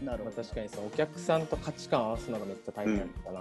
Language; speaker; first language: Japanese; native; Japanese